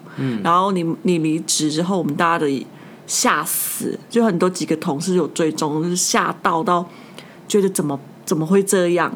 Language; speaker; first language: Chinese; native; Chinese